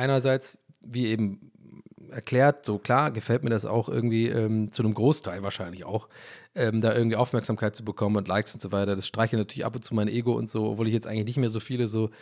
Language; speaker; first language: German; native; German